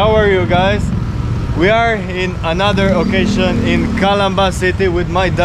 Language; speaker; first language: English; non-native, fluent; Spanish